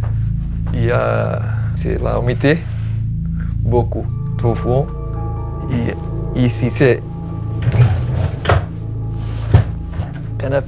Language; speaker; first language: French; non-native, learner; Portuguese